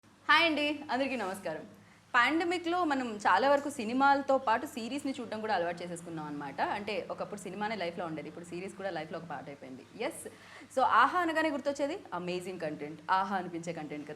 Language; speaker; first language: Telugu; native; Telugu